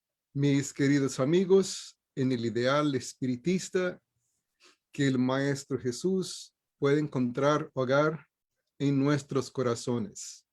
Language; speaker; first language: Spanish; non-native, fluent; Portuguese